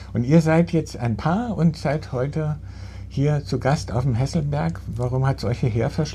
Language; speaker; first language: German; native; German